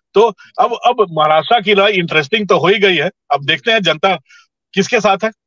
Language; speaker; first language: Hindi; native; Hindi